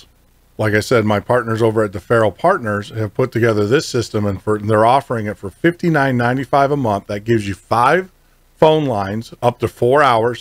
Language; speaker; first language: English; native; English